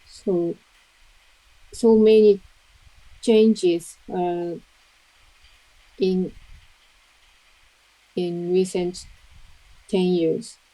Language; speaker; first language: English; non-native, learner; Japanese